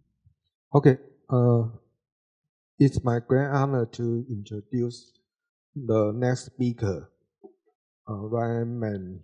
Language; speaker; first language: English; non-native, learner; Chinese